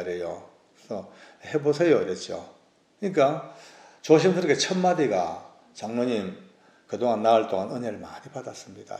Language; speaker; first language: Korean; native; Korean